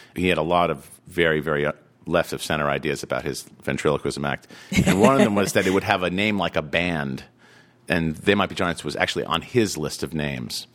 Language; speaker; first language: English; native; English